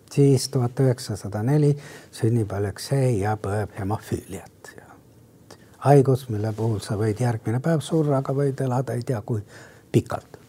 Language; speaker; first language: Estonian; non-native, local second language; Russian